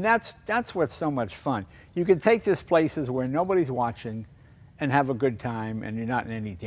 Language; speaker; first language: English; native; English